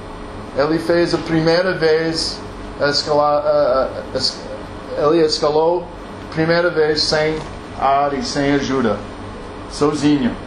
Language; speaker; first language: Portuguese; non-native, learner; English